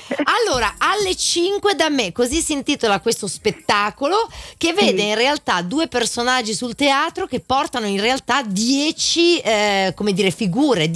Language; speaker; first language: Italian; native; Italian